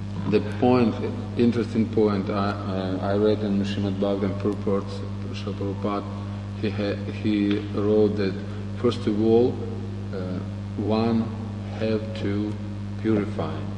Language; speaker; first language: English; non-native, learner; Russian